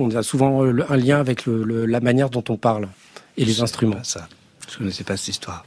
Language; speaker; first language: French; native; French